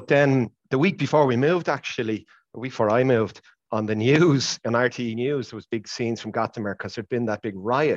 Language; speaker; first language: English; native; English